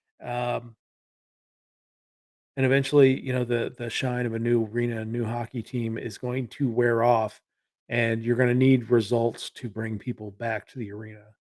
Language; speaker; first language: English; native; English